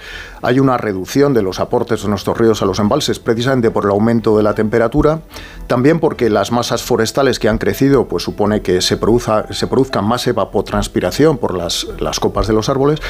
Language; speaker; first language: Spanish; native; Spanish